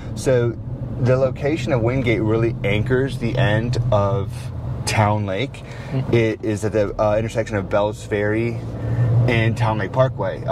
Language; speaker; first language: English; native; English